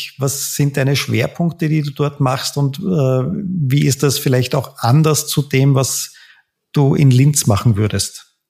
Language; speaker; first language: German; native; German